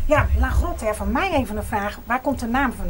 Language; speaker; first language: Dutch; native; Dutch